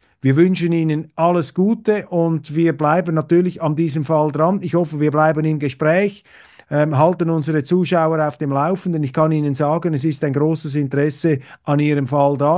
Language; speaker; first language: German; native; German